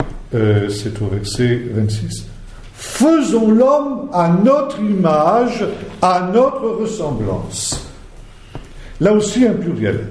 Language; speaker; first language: French; native; French